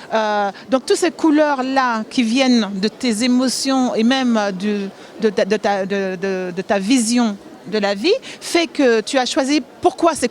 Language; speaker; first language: French; native; French